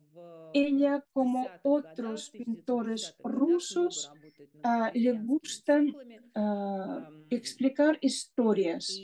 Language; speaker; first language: Spanish; non-native, fluent; Russian